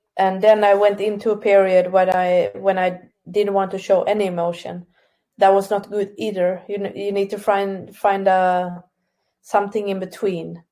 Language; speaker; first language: English; non-native, fluent; Swedish